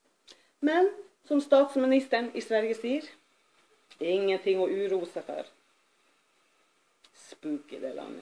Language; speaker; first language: Norwegian; native; Norwegian